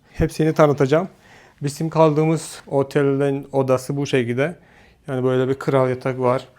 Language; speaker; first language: Turkish; non-native, fluent; Hindi